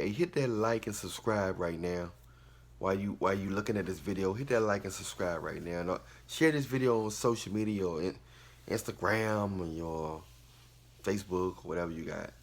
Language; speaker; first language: English; native; English